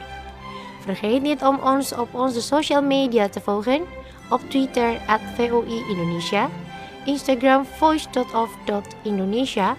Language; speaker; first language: Dutch; non-native, learner; Indonesian